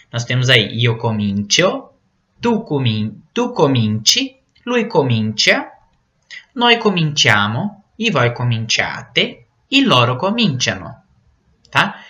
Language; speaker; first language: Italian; non-native, fluent; Portuguese